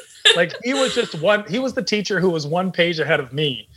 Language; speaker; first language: English; native; English